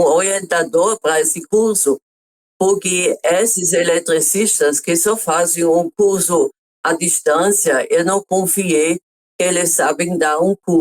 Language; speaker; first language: Portuguese; non-native, fluent; German